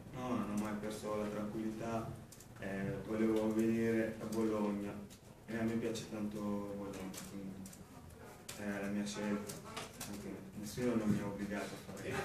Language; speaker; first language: Italian; non-native, fluent; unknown